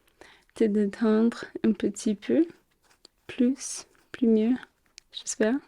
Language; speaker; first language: French; non-native, fluent; English